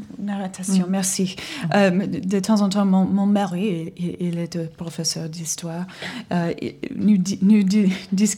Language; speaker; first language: French; non-native, learner; English